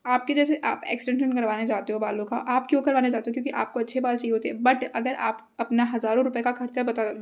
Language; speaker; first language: Hindi; native; Hindi